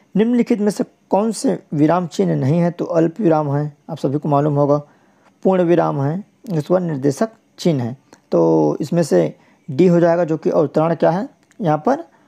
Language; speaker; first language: Hindi; native; Hindi